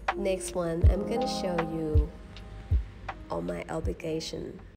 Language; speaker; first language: English; non-native, learner; Thai